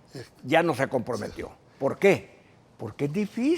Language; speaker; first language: Spanish; native; Spanish